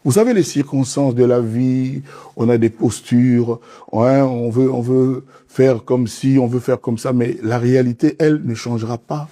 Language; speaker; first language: French; non-native, local second language; Lingala